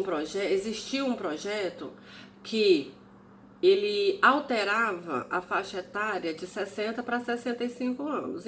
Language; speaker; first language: Portuguese; native; Portuguese